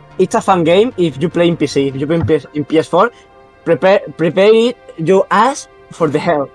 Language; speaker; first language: English; non-native, learner; Spanish